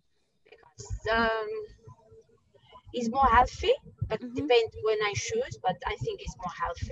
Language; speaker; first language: English; non-native, learner; Italian